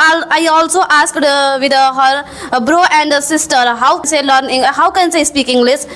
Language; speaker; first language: English; non-native, learner; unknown